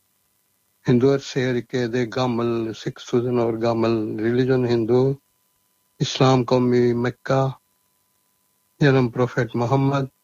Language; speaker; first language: Norwegian; non-native, learner; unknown